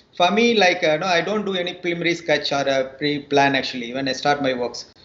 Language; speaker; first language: English; non-native, local second language; Tamil